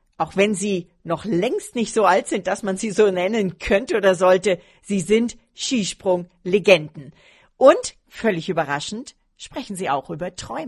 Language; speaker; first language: German; native; German